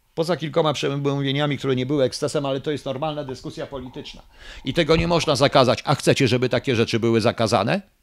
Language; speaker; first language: Polish; native; Polish